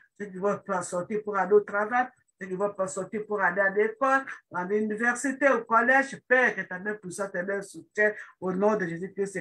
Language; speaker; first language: French; non-native, local second language; Lingala